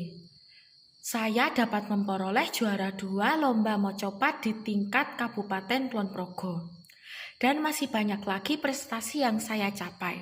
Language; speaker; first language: Indonesian; non-native, local second language; Javanese